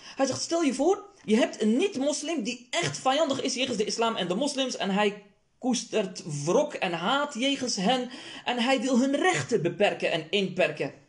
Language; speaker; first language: Dutch; early bilingual, other home language; Arabic